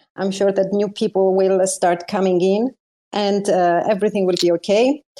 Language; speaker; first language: English; non-native, fluent; Greek